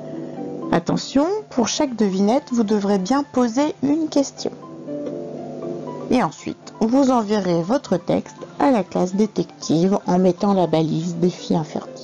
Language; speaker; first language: French; native; French